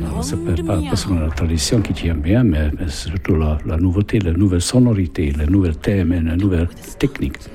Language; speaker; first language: French; non-native, fluent; Hungarian